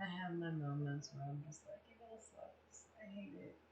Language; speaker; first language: English; native; English